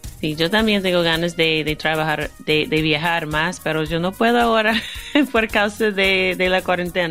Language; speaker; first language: Spanish; non-native, fluent; English